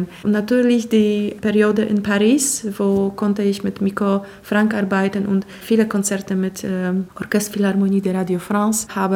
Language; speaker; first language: German; non-native, fluent; Polish